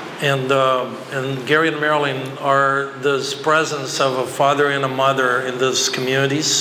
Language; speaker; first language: English; non-native, fluent; Portuguese